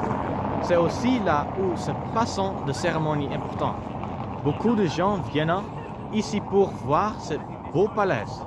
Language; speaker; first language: French; non-native, learner; Dutch